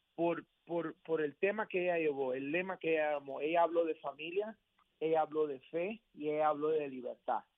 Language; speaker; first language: Spanish; early bilingual, heritage; Spanish